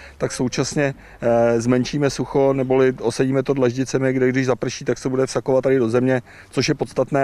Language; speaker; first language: Czech; native; Czech